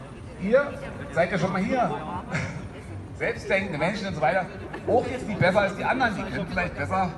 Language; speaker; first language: German; native; German